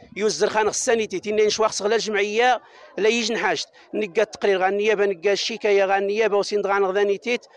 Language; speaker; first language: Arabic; native; Arabic